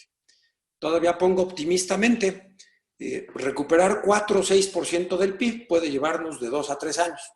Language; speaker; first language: Spanish; native; Spanish